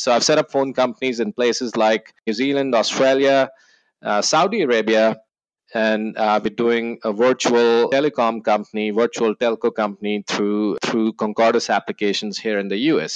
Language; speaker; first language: English; non-native, local second language; Hindi